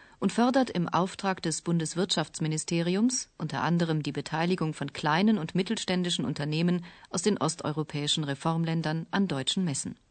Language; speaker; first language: German; native; German